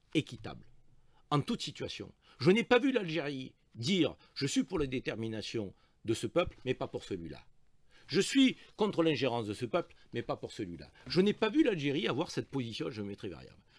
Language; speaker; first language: French; native; French